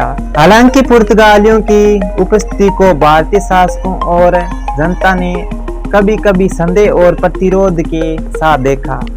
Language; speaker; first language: Hindi; native; Hindi